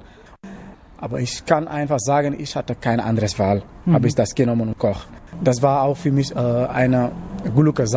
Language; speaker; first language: German; non-native, learner; Wolof